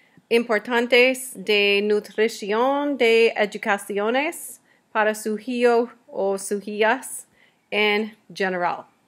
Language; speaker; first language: Spanish; non-native, learner; English